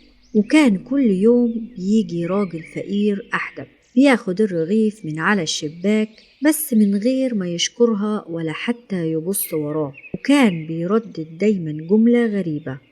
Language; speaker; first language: Arabic; native; Arabic